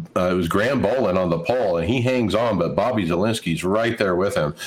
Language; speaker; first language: English; native; English